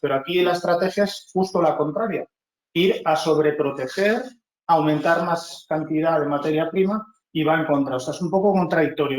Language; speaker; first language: Spanish; native; Spanish